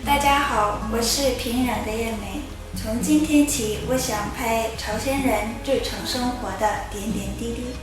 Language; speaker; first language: Chinese; non-native, fluent; Korean